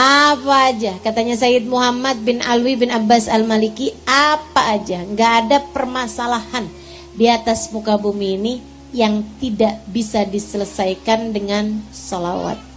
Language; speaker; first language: Indonesian; native; Indonesian